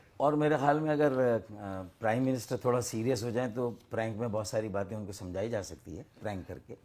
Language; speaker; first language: Urdu; non-native, local second language; Memoni